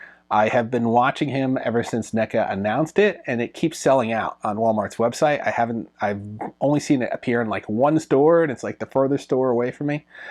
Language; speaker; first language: English; native; English